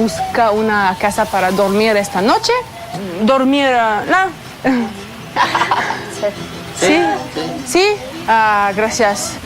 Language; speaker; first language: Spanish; non-native, learner; French